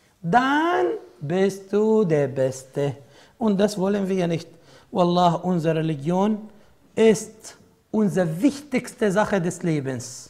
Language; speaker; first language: German; non-native, fluent; Arabic